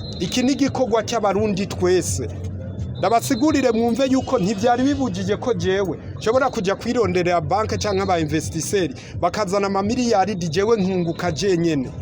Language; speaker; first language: Rundi; early bilingual, heritage; Rundi